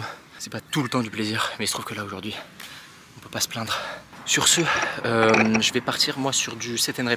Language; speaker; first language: French; native; French